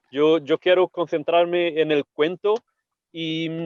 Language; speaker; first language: Spanish; non-native, fluent; Portuguese